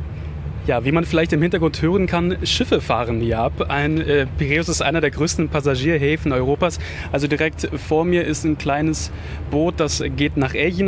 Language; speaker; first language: German; native; German